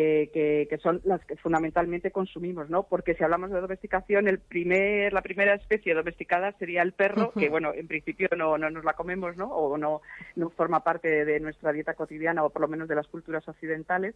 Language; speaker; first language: Spanish; native; Spanish